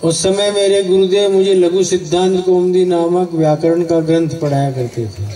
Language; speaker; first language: Hindi; non-native, local second language; Gujarati